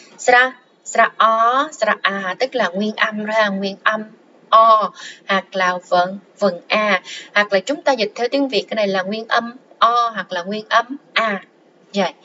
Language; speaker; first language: Vietnamese; non-native, local second language; Khmer